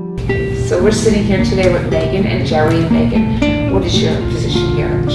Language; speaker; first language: English; native; English